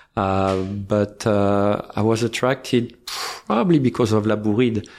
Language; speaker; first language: English; non-native, fluent; French